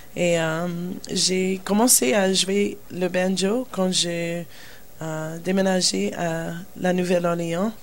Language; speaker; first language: French; non-native, learner; English